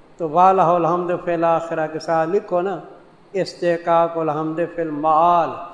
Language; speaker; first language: Urdu; non-native, local second language; Saraiki